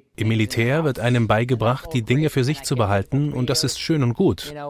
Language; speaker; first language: German; non-native, fluent; French